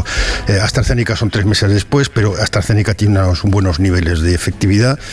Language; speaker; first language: Spanish; native; Spanish